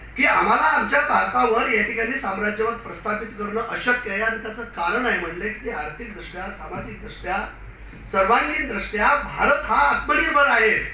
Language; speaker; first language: Marathi; non-native, local second language; Lambadi